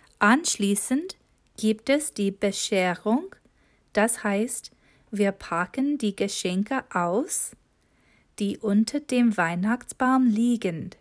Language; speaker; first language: German; non-native, fluent; English